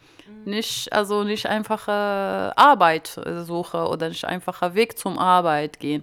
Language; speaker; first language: German; non-native, fluent; Arabic